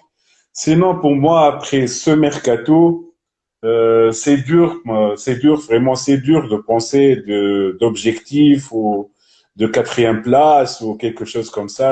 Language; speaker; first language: French; non-native, local second language; Arabic